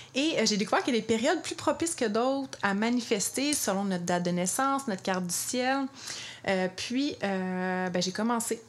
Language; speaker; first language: French; native; French